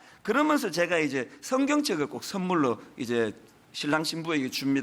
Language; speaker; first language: Korean; native; Korean